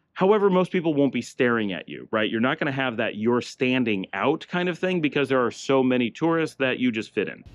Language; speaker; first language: English; native; English